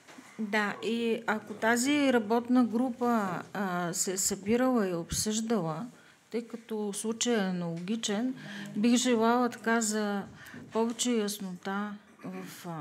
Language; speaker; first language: Bulgarian; native; Bulgarian